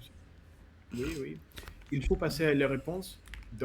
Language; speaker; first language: French; non-native, learner; Russian